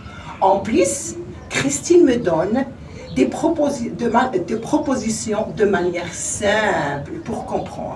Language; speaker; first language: French; non-native, learner; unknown